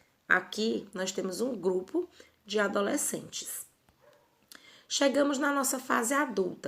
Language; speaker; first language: Portuguese; native; Portuguese